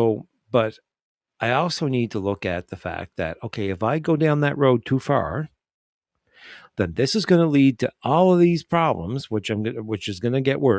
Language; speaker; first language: English; native; English